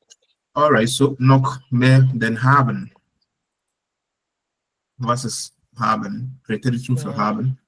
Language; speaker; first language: German; non-native, learner; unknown